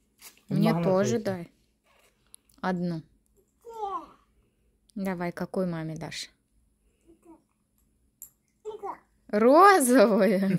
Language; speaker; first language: Russian; native; Russian